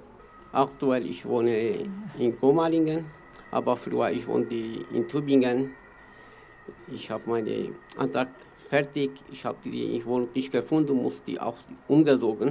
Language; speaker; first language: German; non-native, learner; Kurdish